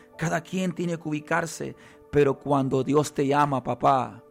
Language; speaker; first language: English; early bilingual, other home language; Spanish